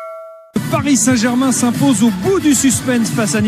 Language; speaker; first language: French; native; French